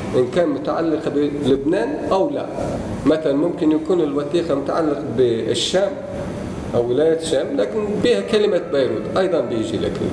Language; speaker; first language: Arabic; non-native, fluent; Turkish